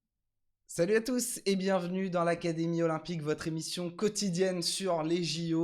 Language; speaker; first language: French; native; French